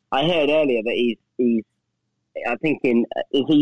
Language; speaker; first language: English; native; English